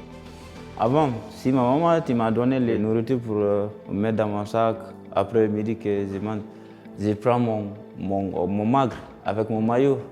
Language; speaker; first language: French; non-native, learner; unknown